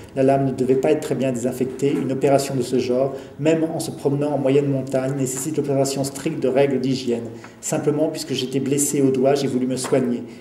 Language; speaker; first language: French; native; French